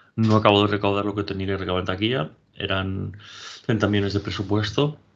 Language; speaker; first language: Spanish; native; Spanish